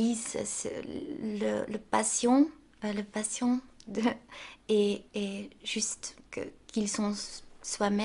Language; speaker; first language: French; non-native, local second language; Dutch